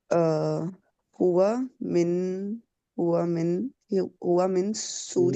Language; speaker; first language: Arabic; non-native, learner; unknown